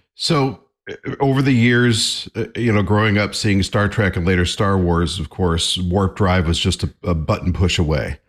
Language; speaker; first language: English; native; English